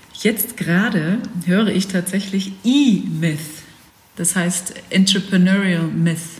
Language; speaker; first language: German; early bilingual, other home language; Dutch